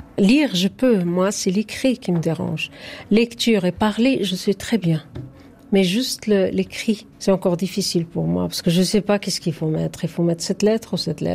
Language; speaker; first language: French; non-native, fluent; Arabic